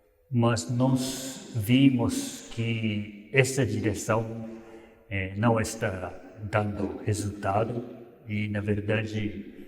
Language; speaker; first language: Portuguese; non-native, fluent; Japanese